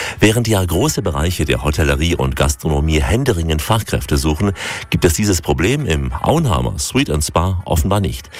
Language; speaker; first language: German; native; German